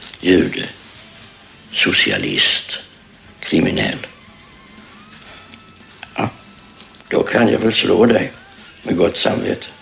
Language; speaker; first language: Swedish; native; Swedish